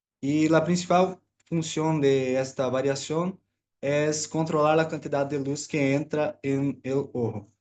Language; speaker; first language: Spanish; non-native, learner; Portuguese